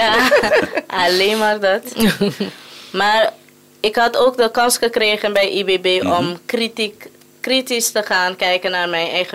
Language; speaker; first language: Dutch; non-native, local second language; Papiamento